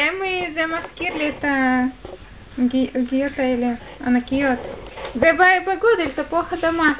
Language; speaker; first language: Hebrew; non-native, fluent; Russian